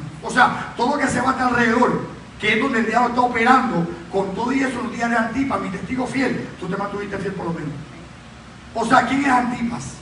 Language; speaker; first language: Spanish; native; Spanish